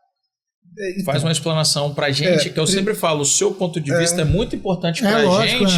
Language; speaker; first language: Portuguese; native; Portuguese